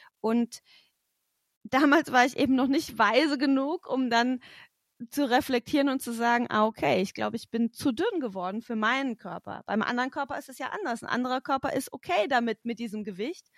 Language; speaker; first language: German; native; German